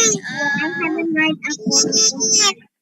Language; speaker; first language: English; non-native, learner; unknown